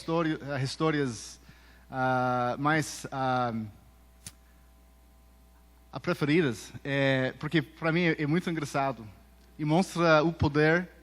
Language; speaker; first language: Portuguese; early bilingual, heritage; Portuguese